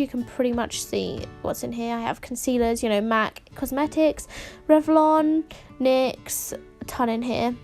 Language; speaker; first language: English; native; English